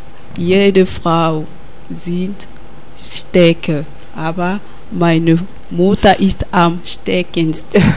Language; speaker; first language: German; non-native, learner; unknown